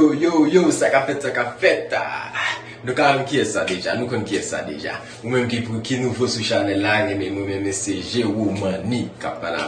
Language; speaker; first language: French; non-native, learner; Haitian Creole